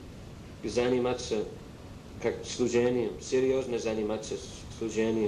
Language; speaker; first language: Russian; non-native, learner; English